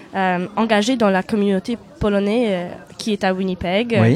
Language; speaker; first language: French; non-native, fluent; Polish